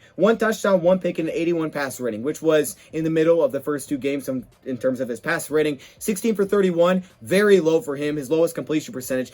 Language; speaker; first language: English; native; English